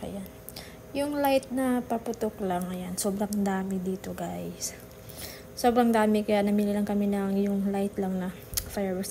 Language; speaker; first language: Filipino; native; Filipino